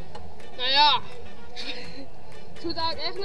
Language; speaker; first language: Dutch; non-native, local second language; Western Frisian